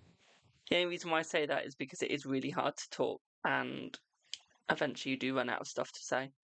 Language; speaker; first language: English; native; English